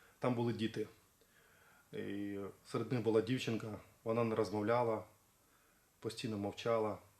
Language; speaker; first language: Ukrainian; native; Ukrainian